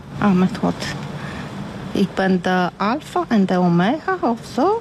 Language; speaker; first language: Dutch; non-native, learner; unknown